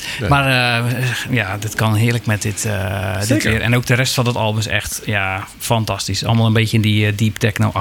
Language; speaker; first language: Dutch; native; Dutch